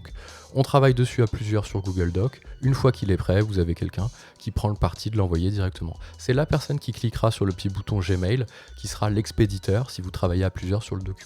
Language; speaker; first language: French; native; French